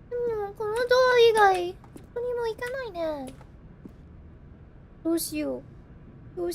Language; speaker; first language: Japanese; non-native, fluent; English